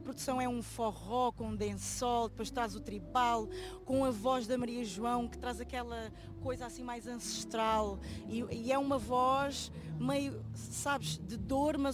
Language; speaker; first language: Portuguese; native; Portuguese